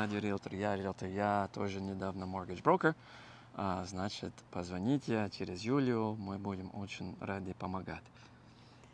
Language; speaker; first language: Russian; non-native, learner; English